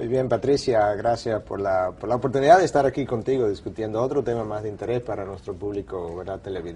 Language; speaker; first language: Spanish; native; Spanish